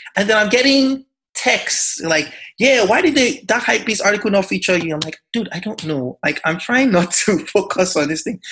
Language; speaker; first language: English; non-native, local second language; Yoruba